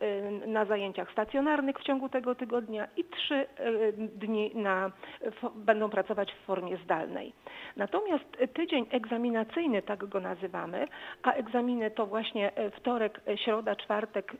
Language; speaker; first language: Polish; native; Polish